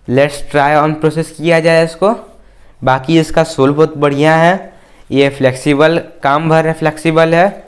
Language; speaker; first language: Hindi; native; Hindi